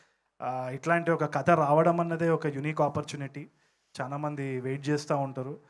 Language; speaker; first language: Telugu; native; Telugu